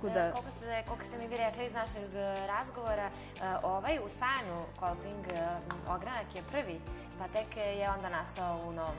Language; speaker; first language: Serbian; native; Serbian